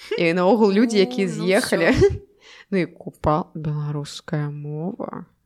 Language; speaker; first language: Belarusian; non-native, local second language; Russian